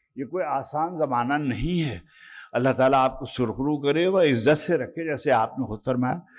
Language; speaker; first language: Urdu; native; Urdu